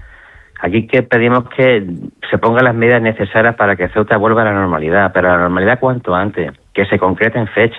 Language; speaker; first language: Spanish; native; Spanish